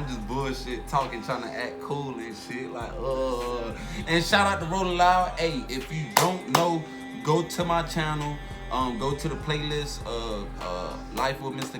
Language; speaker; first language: English; native; English